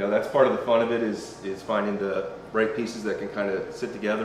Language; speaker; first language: English; native; English